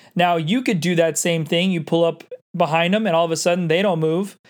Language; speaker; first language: English; native; English